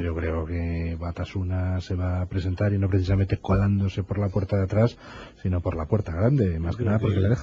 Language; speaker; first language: Spanish; native; Spanish